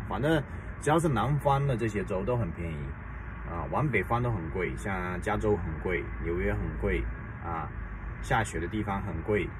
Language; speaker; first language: Chinese; native; Chinese